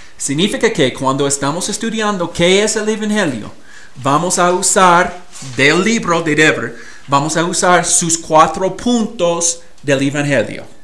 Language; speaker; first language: Spanish; non-native, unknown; English